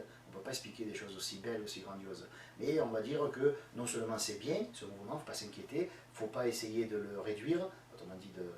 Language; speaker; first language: French; native; French